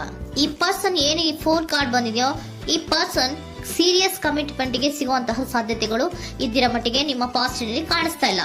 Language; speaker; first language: Kannada; native; Kannada